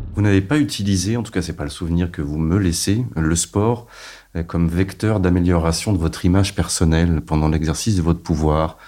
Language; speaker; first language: French; native; French